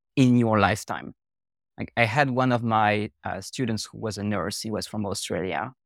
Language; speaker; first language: English; non-native, fluent; French